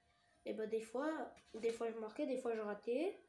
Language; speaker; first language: French; early bilingual, other home language; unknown